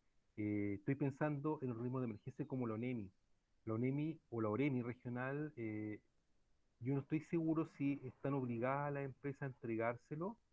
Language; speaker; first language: Spanish; native; Spanish